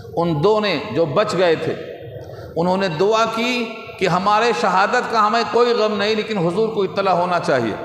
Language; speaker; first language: Urdu; native; Urdu